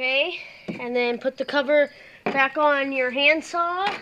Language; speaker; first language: English; native; English